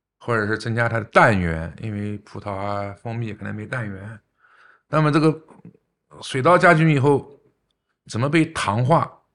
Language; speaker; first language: Chinese; native; Chinese